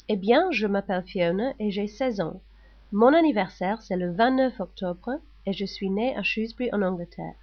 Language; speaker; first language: French; non-native, learner; English